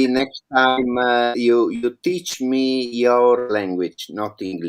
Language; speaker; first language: English; non-native, learner; Italian